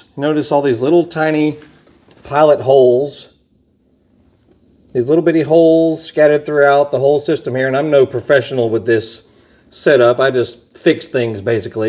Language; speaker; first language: English; native; English